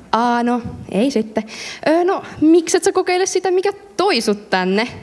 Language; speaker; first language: Finnish; native; Finnish